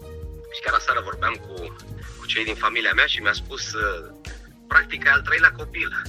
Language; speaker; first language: Romanian; native; Romanian